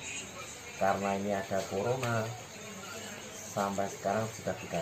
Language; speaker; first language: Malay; non-native, local second language; Javanese